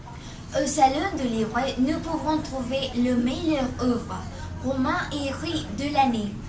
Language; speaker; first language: French; non-native, learner; Spanish